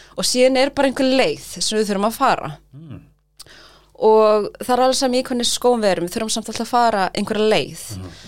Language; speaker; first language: Icelandic; early bilingual, other home language; Thai